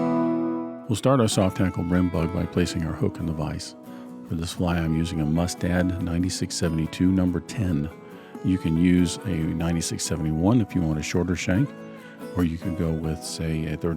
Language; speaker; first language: English; native; English